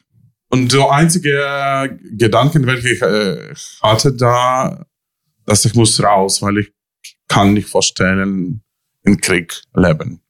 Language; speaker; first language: German; non-native, learner; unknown